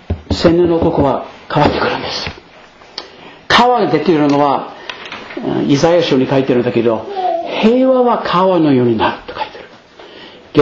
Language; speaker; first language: Japanese; non-native, fluent; English